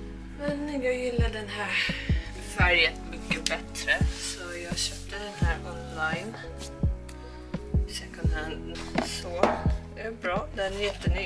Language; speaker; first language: Swedish; early bilingual, heritage; Korean